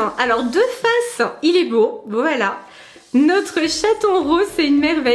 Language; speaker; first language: French; native; French